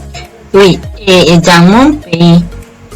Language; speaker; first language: French; non-native, learner; Spanish